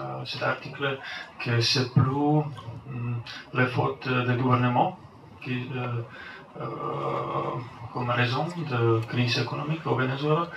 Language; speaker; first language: French; non-native, learner; Slovak